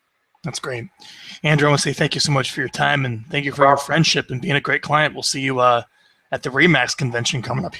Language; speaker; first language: English; native; English